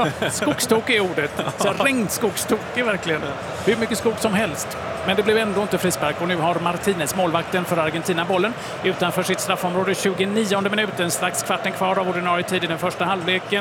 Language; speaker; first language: Swedish; native; Swedish